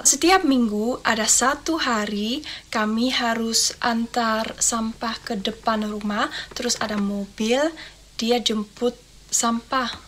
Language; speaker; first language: Indonesian; non-native, learner; Dutch